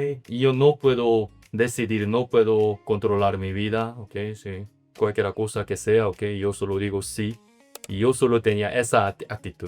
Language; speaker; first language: Spanish; non-native, learner; Korean